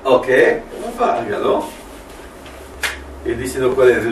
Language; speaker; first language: Spanish; non-native, learner; French